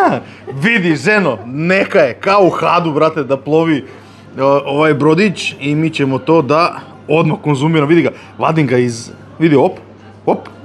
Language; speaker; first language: Bosnian; native; Bosnian